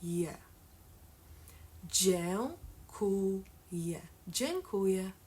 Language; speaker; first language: Polish; early bilingual, heritage; Polish